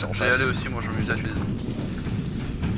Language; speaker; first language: French; native; French